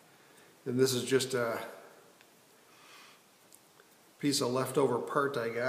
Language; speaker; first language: English; native; English